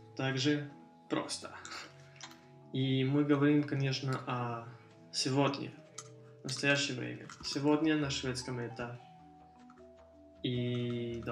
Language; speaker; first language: Russian; early bilingual, heritage; Russian